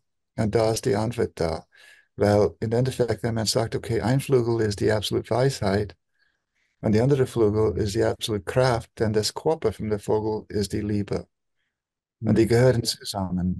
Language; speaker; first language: German; non-native, fluent; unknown